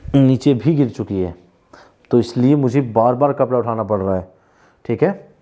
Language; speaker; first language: Hindi; native; Hindi